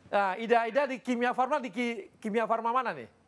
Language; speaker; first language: Indonesian; native; Indonesian